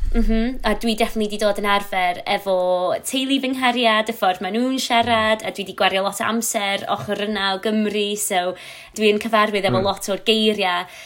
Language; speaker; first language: Welsh; non-native, local second language; English